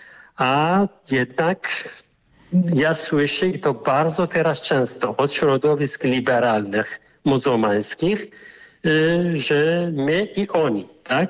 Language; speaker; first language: Polish; non-native, fluent; Arabic